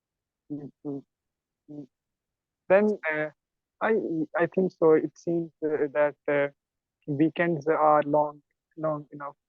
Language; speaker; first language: English; non-native, learner; Urdu